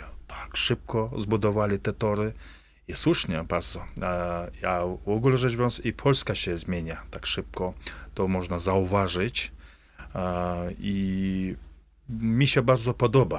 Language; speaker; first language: Polish; non-native, fluent; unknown